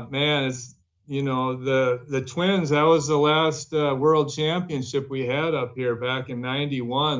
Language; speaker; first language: English; native; English